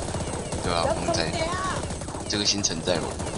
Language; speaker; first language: Chinese; native; Chinese